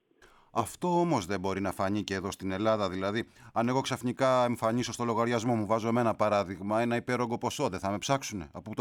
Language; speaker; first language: Greek; native; Greek